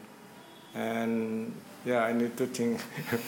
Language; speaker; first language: English; non-native, local second language; Kok Borok